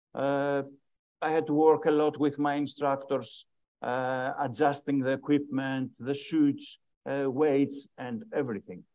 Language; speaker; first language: English; non-native, fluent; Greek